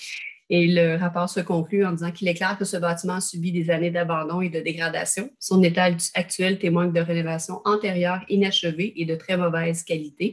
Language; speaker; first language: French; native; French